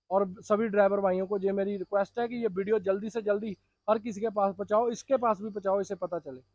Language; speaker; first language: Hindi; non-native, local second language; Punjabi